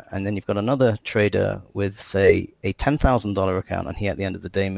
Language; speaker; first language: English; native; English